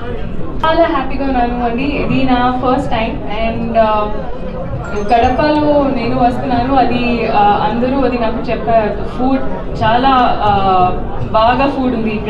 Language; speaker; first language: Telugu; non-native, learner; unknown